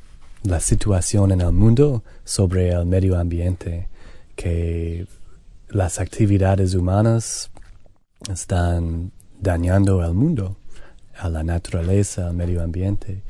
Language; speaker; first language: Spanish; non-native, learner; English